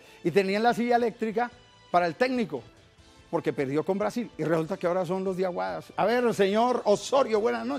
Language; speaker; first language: Spanish; native; Spanish